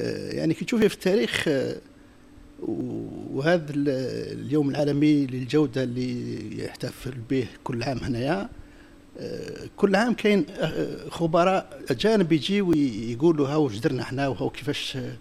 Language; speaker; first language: Arabic; native; Arabic